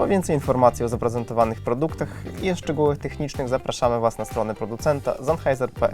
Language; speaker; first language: Polish; native; Polish